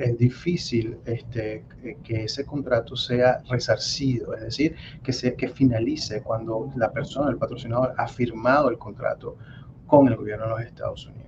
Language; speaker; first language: Spanish; native; Spanish